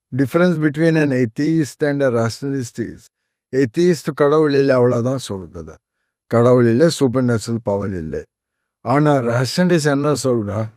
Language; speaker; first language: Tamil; non-native, fluent; Konkani